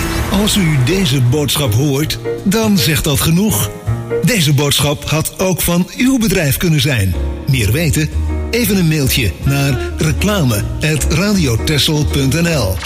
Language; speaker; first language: Dutch; native; Dutch